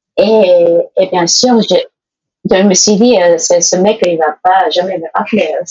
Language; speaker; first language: French; non-native, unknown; Spanish